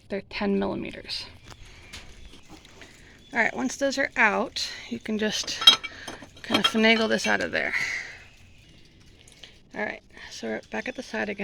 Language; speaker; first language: English; native; English